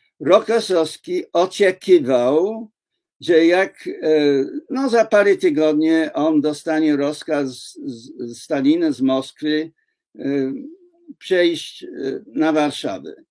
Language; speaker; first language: Polish; non-native, fluent; English